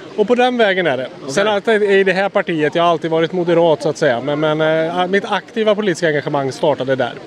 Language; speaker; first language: Swedish; native; Swedish